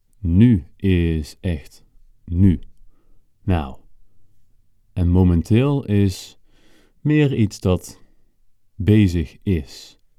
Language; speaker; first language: Dutch; native; Dutch